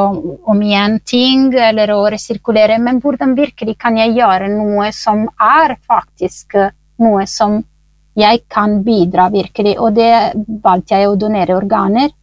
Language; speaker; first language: Norwegian; non-native, fluent; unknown